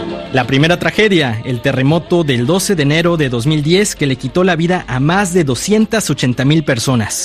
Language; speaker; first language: Spanish; native; Spanish